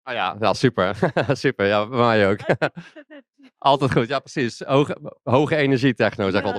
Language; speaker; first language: Dutch; native; Dutch